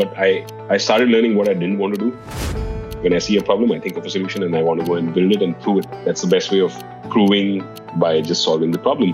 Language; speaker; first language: English; non-native, local second language; Hindi